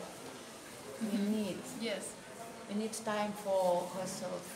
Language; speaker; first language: English; non-native, learner; Lithuanian